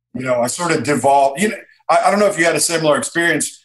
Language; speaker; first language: English; native; English